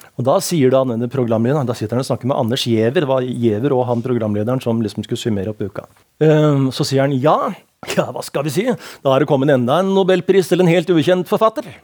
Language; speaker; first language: Norwegian; native; Norwegian